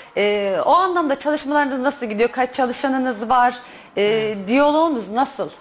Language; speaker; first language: Turkish; native; Turkish